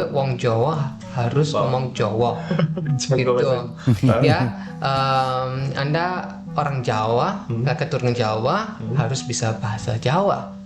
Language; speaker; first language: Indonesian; non-native, fluent; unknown